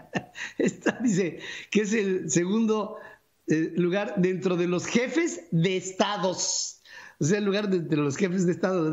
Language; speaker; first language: Spanish; native; Spanish